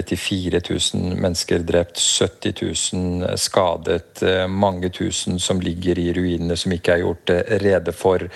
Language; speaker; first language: Norwegian; native; Norwegian